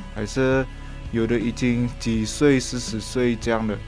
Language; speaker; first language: Chinese; non-native, fluent; Indonesian